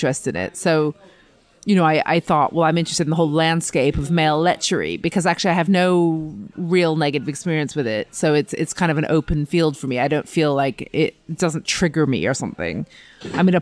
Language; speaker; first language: English; native; English